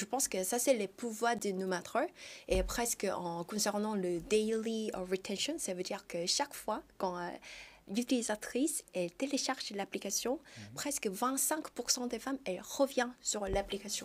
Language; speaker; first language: French; non-native, fluent; Korean